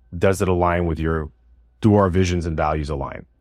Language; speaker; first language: English; native; English